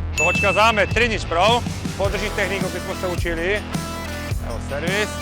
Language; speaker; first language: Slovenian; non-native, fluent; Czech